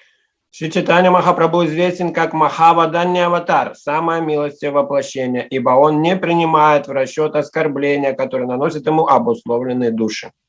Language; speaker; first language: Russian; native; Russian